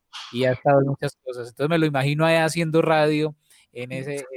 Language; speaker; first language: Spanish; native; Spanish